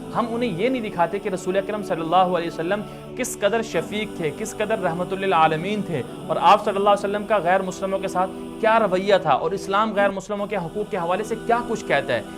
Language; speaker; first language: Urdu; native; Urdu